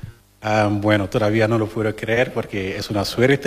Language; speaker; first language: Spanish; non-native, learner; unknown